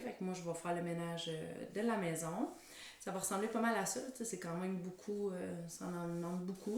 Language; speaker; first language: French; native; French